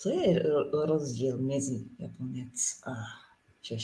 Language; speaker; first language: Czech; non-native, learner; Japanese